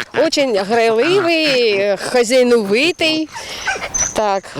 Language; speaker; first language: Ukrainian; non-native, learner; Uzbek